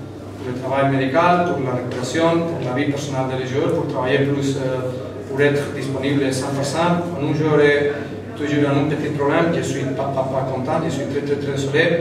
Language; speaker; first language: French; non-native, fluent; Spanish